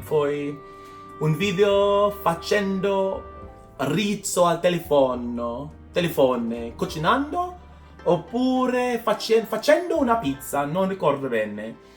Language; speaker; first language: Italian; non-native, learner; English